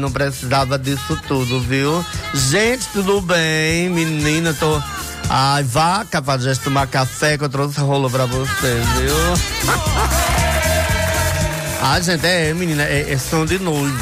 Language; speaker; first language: Portuguese; native; Portuguese